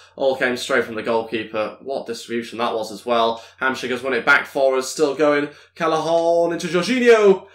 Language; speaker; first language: English; native; English